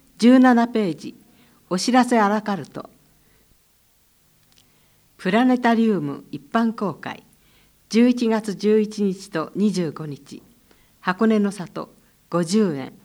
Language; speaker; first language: Japanese; native; Japanese